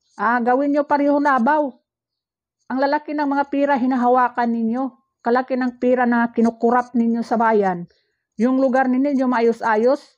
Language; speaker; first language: Filipino; non-native, local second language; Cebuano